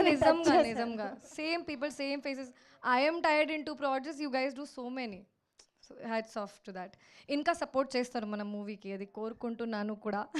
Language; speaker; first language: Telugu; non-native, learner; Hindi